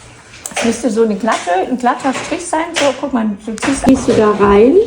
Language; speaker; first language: German; native; German